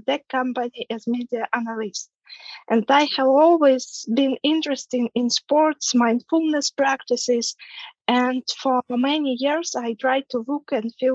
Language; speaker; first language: English; non-native, fluent; Ukrainian